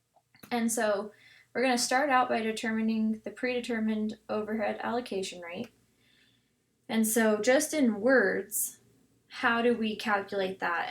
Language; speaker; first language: English; native; English